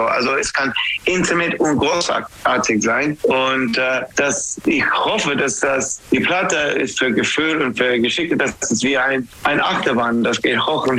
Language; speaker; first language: German; non-native, fluent; English